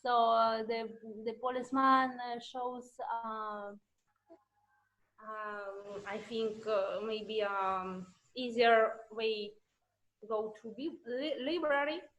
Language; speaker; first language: English; non-native, learner; Russian